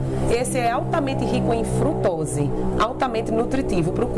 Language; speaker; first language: Portuguese; native; Portuguese